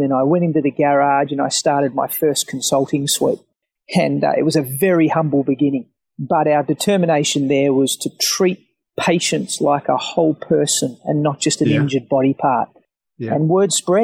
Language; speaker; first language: English; native; English